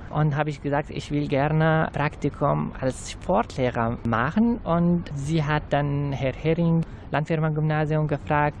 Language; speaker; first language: German; non-native, fluent; Arabic